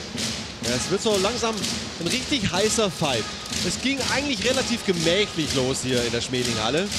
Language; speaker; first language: German; native; German